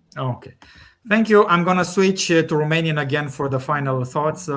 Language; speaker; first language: English; non-native, fluent; Romanian